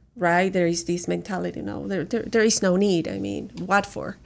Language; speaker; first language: English; non-native, fluent; Spanish